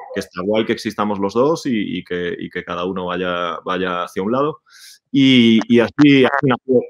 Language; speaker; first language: Spanish; native; Spanish